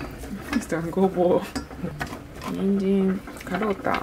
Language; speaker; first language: Italian; non-native, learner; Japanese